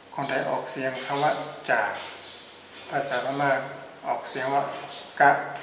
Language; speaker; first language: Thai; non-native, fluent; Burmese